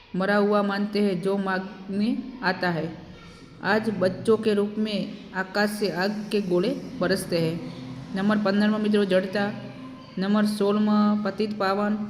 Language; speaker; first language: Hindi; non-native, local second language; Gujarati